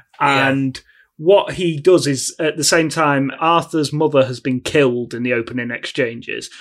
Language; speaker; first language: English; native; English